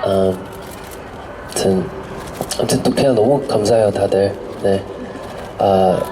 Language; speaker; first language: Korean; non-native, fluent; English